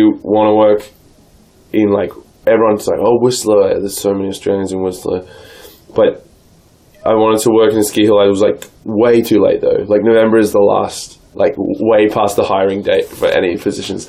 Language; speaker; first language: English; native; English